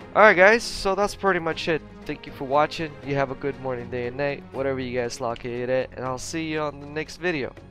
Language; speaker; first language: English; non-native, fluent; Russian